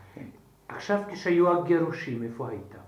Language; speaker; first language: Hebrew; non-native, fluent; Slovak